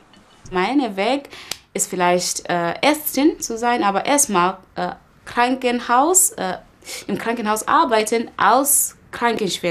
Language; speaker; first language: German; non-native, learner; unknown